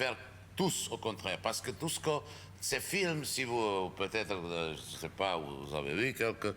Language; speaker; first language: French; non-native, fluent; Czech